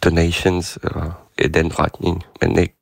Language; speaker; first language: Danish; non-native, fluent; Ukrainian